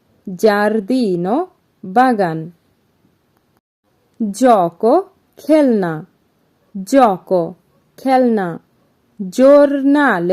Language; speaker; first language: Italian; non-native, fluent; Bangla